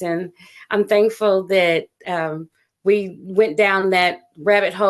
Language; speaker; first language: English; native; English